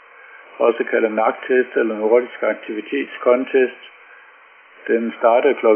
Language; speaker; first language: Danish; native; Danish